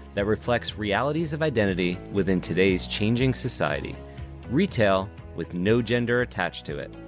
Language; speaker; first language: English; native; English